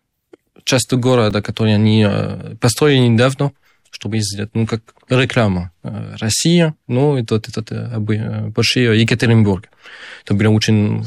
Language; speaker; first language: Russian; non-native, fluent; French